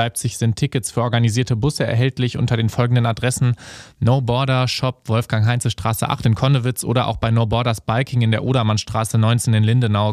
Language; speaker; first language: German; native; German